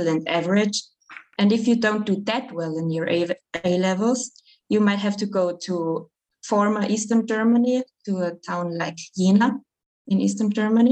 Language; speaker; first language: English; non-native, fluent; German